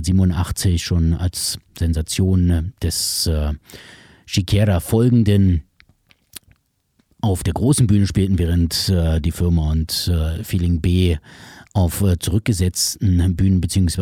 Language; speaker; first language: German; native; German